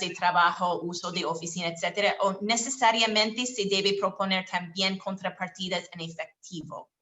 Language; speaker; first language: Spanish; non-native, fluent; English